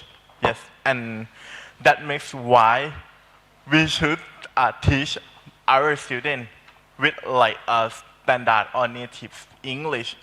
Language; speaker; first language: English; non-native, learner; Thai